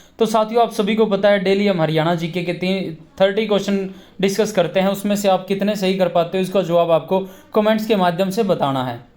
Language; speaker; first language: Hindi; native; Hindi